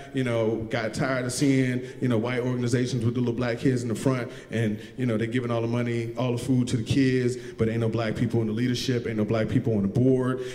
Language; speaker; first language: English; native; English